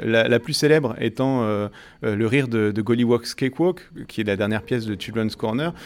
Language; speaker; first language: French; native; French